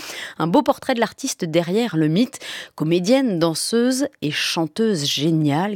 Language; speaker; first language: French; native; French